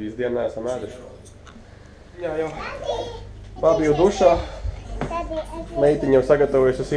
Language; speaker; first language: Latvian; native; Latvian